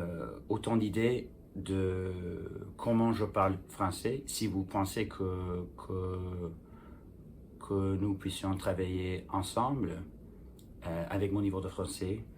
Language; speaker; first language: French; non-native, fluent; English